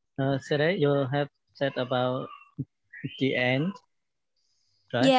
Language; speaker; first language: English; non-native, learner; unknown